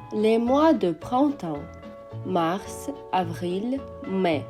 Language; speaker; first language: French; non-native, fluent; Russian